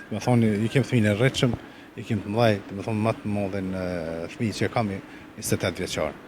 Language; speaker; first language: Albanian; native; Albanian